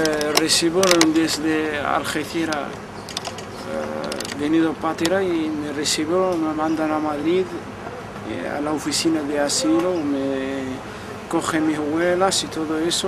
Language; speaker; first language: Spanish; non-native, learner; Arabic